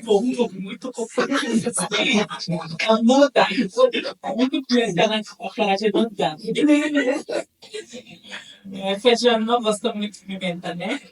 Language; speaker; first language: Portuguese; non-native, learner; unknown